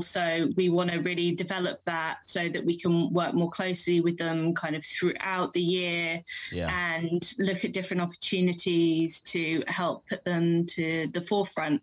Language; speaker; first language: English; native; English